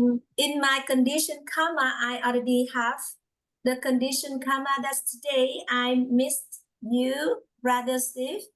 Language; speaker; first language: English; non-native, fluent; Vietnamese